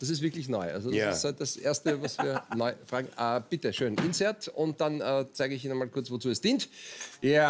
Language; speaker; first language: German; native; German